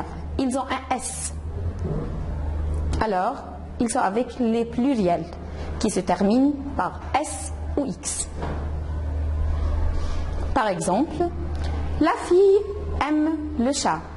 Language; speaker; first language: French; non-native, fluent; Arabic